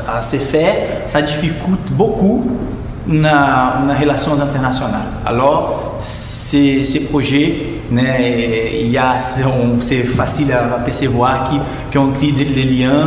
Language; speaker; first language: French; non-native, fluent; Portuguese